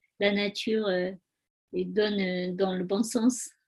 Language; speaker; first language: French; non-native, learner; Tibetan